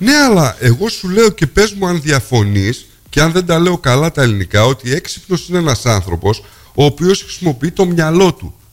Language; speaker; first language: Greek; early bilingual, heritage; Greek